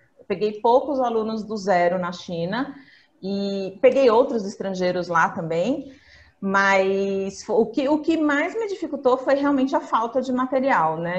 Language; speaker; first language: Portuguese; native; Portuguese